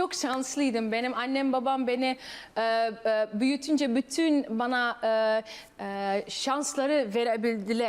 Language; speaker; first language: Turkish; early bilingual, heritage; Turkish